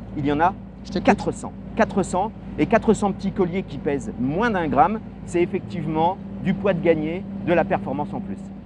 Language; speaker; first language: French; native; French